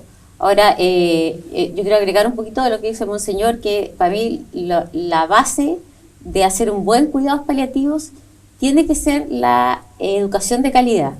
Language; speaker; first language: Spanish; native; Spanish